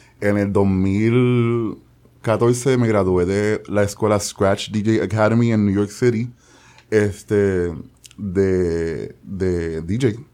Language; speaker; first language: Spanish; native; Spanish